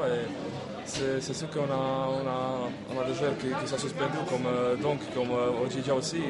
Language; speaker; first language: French; non-native, fluent; Croatian